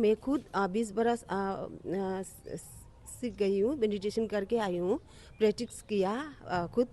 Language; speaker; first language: Hindi; non-native, learner; Nepali